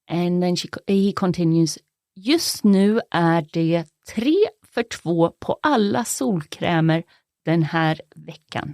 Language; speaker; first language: Swedish; native; Swedish